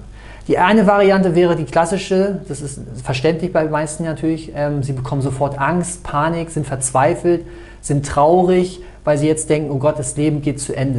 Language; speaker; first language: German; native; German